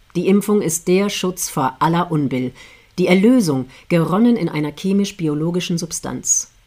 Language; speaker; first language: German; native; German